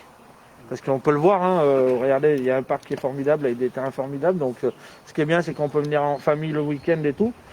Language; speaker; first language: French; native; French